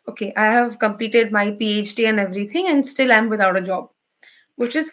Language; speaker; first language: English; non-native, local second language; Bangla